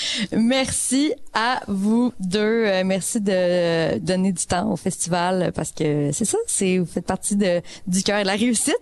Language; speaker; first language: French; native; French